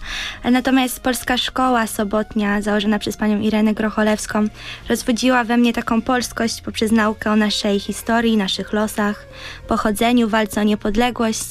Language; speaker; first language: Polish; early bilingual, heritage; Polish